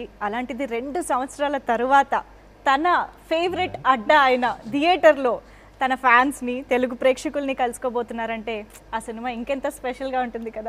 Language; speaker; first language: Telugu; native; Telugu